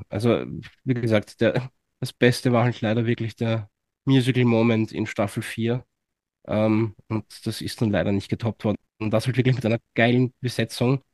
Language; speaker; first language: German; native; German